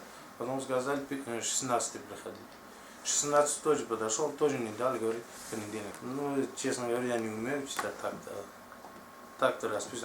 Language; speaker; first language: Russian; non-native, learner; Tajik